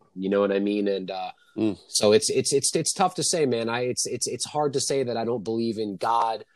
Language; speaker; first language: English; native; English